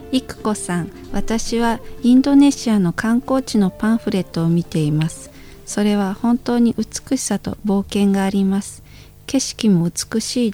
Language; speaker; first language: Japanese; non-native, learner; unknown